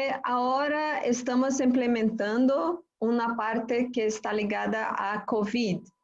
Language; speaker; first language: Spanish; non-native, fluent; Portuguese